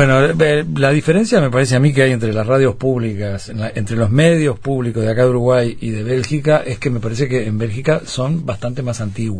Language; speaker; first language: Spanish; native; Spanish